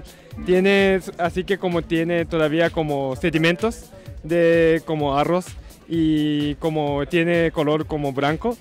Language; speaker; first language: Spanish; non-native, learner; Japanese